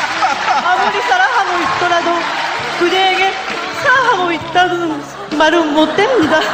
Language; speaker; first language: Korean; non-native, learner; Japanese